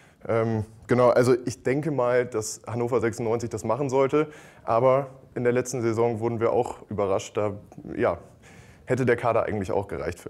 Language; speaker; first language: German; native; German